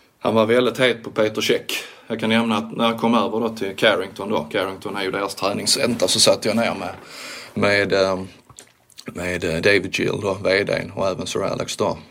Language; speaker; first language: Swedish; native; Swedish